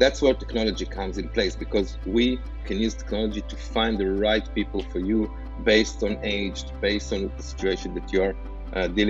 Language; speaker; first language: English; non-native, fluent; Hebrew